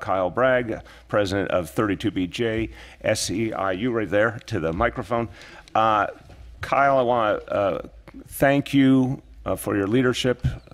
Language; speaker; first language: English; native; English